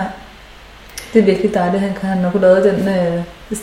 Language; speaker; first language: Danish; native; Danish